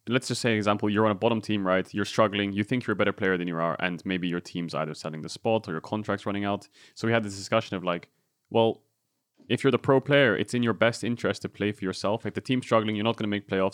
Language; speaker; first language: English; native; English